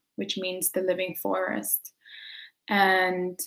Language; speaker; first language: English; early bilingual, other home language; Quechua